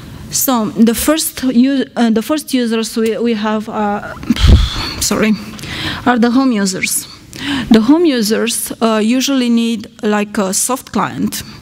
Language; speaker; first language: English; non-native, fluent; Romanian